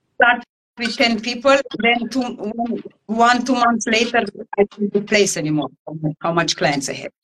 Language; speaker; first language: English; non-native, learner; Romanian